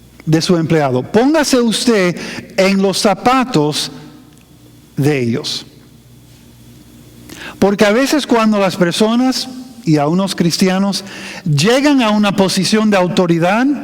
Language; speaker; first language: Spanish; non-native, fluent; English